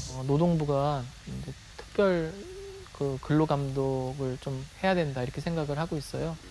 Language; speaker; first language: Korean; native; Korean